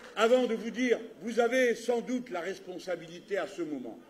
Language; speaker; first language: French; native; French